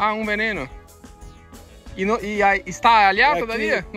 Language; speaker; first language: Spanish; non-native, learner; Portuguese